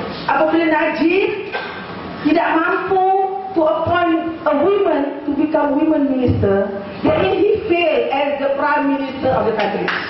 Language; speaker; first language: English; non-native, local second language; Malay